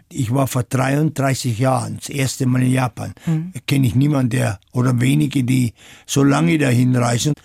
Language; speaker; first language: German; native; German